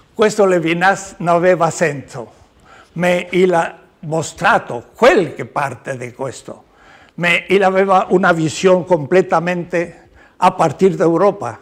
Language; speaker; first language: Italian; non-native, learner; Spanish